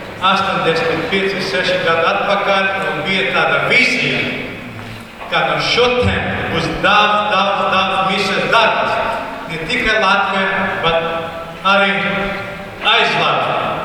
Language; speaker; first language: Latvian; non-native, learner; Portuguese